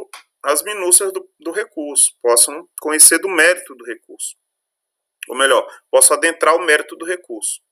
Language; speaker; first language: Portuguese; native; Portuguese